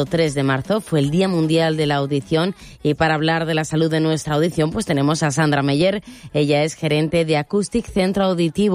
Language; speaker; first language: Spanish; native; Spanish